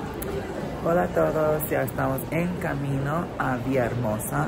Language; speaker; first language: Spanish; early bilingual, heritage; English